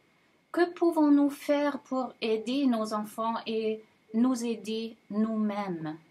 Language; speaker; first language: French; non-native, fluent; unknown